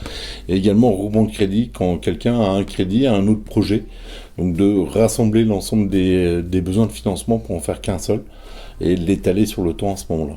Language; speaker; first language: French; native; French